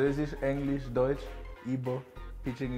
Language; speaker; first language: German; native; German